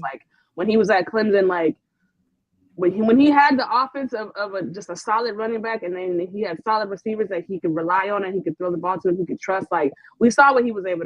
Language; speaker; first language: English; native; English